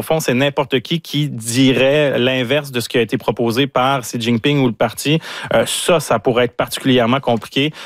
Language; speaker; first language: French; native; French